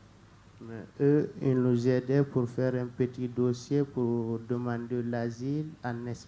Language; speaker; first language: French; non-native, learner; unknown